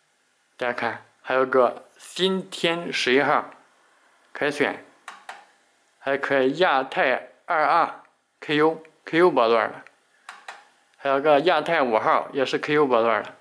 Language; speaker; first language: Chinese; native; Chinese